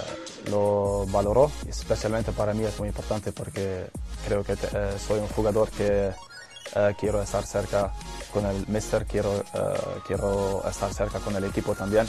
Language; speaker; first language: Spanish; non-native, fluent; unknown